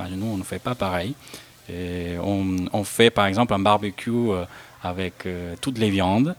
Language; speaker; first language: French; non-native, fluent; Spanish